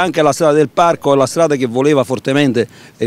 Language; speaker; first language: Italian; native; Italian